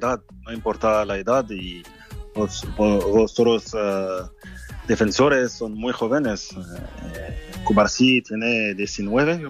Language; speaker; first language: Spanish; non-native, fluent; French